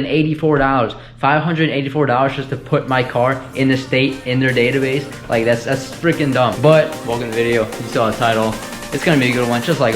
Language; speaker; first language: English; native; English